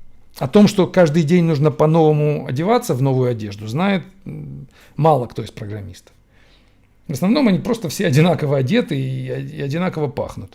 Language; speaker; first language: Russian; native; Russian